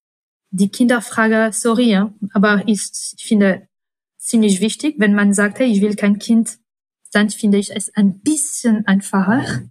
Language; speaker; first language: German; non-native, fluent; French